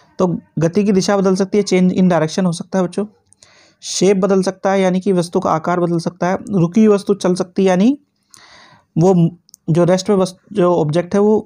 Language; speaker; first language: Hindi; native; Hindi